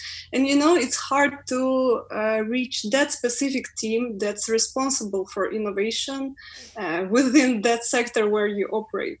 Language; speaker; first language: English; non-native, fluent; Ukrainian